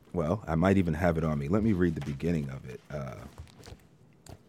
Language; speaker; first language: English; native; English